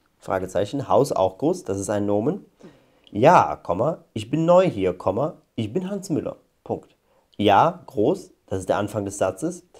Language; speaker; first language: German; non-native, fluent; Arabic